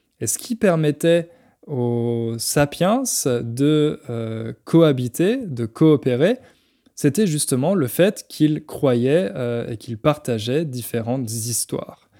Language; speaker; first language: French; native; French